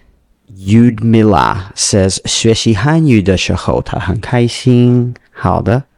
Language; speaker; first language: Chinese; non-native, learner; English